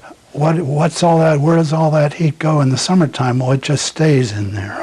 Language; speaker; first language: English; native; English